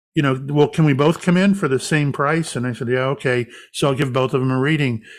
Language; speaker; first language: English; native; English